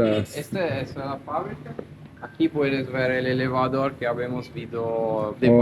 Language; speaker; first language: Spanish; non-native, learner; Italian